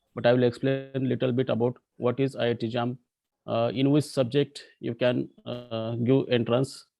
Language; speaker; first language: English; non-native, local second language; Marathi